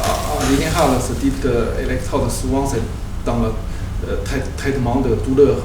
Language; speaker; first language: French; non-native, learner; Chinese